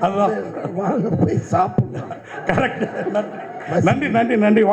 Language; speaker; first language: Tamil; native; Tamil